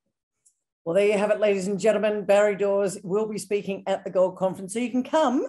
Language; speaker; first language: English; native; English